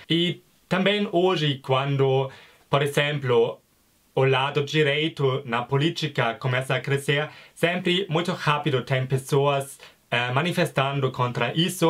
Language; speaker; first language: Portuguese; non-native, fluent; German